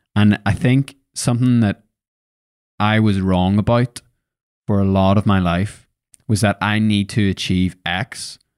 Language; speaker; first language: English; native; English